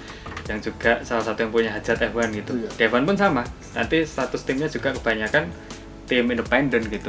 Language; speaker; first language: Indonesian; native; Indonesian